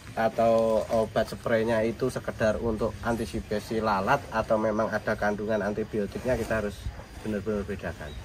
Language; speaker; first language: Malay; non-native, local second language; Javanese